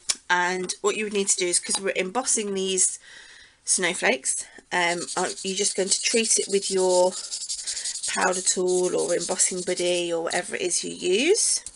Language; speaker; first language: English; native; English